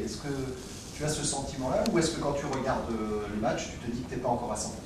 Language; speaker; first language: French; native; French